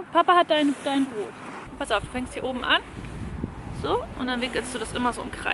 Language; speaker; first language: German; native; German